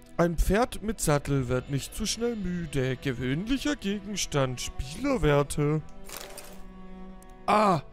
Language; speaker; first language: German; native; German